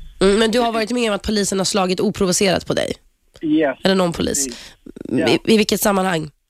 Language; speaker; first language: Swedish; native; Swedish